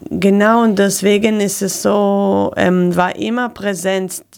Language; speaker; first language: German; non-native, fluent; Hebrew